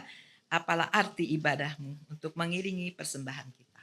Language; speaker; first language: Indonesian; native; Indonesian